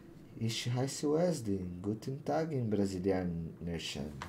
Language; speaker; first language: German; non-native, learner; Portuguese